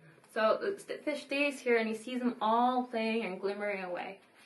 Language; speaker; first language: English; early bilingual, other home language; Vietnamese